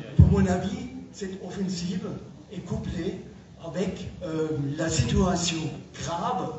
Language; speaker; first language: French; non-native, fluent; German